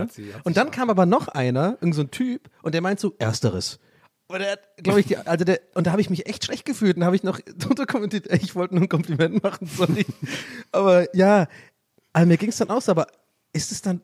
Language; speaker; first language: German; native; German